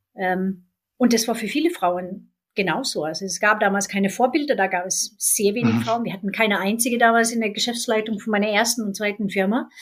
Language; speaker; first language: German; non-native, fluent; Swedish